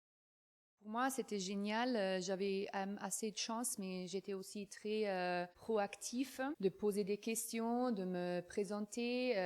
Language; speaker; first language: French; non-native, fluent; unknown